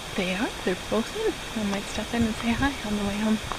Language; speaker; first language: English; native; English